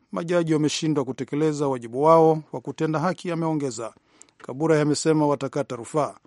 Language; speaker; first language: Swahili; non-native, local second language; Rundi